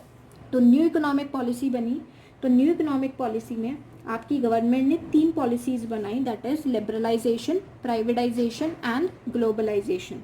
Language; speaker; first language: Hindi; native; Hindi